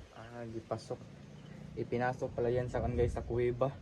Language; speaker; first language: Filipino; non-native, fluent; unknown